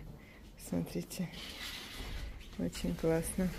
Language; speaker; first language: Russian; native; Russian